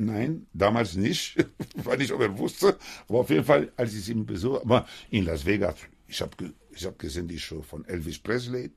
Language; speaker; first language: German; non-native, fluent; Spanish